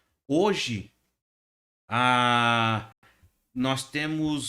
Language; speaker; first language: Portuguese; native; Portuguese